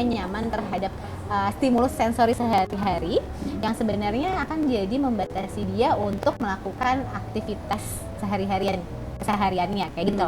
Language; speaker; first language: Indonesian; native; Indonesian